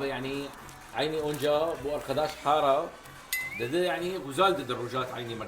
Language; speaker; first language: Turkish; non-native, learner; Arabic